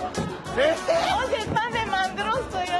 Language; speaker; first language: Korean; non-native, learner; Japanese